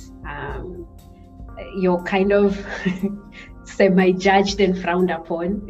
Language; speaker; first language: English; non-native, local second language; Swahili